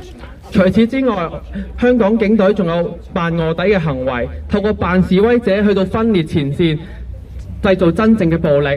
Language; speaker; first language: Cantonese; native; Cantonese